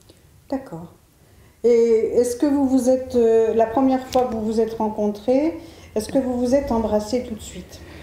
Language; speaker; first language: French; native; French